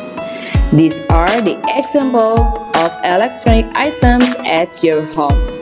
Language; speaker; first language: English; non-native, fluent; Indonesian